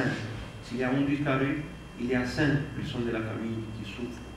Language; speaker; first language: French; non-native, fluent; Spanish